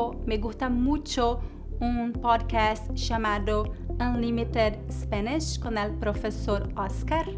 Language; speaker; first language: Spanish; non-native, learner; Portuguese